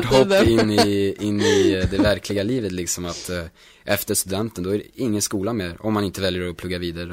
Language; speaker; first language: Swedish; native; Swedish